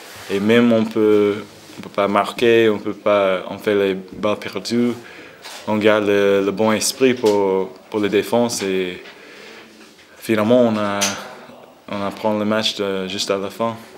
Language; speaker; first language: French; non-native, fluent; English